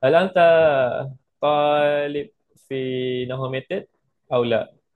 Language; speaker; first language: Arabic; non-native, fluent; Malay